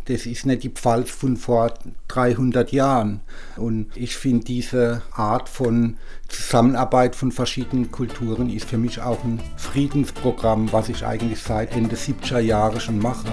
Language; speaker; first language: German; native; German